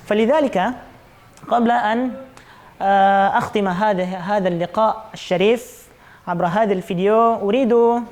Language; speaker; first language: Arabic; non-native, fluent; Indonesian